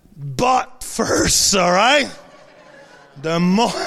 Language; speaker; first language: English; non-native, fluent; French